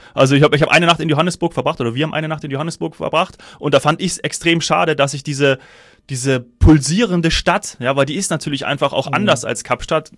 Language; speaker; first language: German; native; German